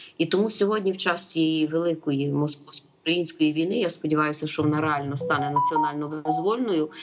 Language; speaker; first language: Ukrainian; native; Ukrainian